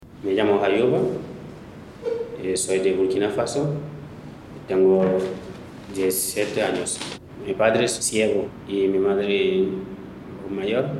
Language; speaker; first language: Spanish; non-native, learner; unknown